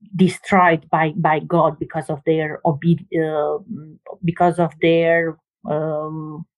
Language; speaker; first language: English; non-native, fluent; Romanian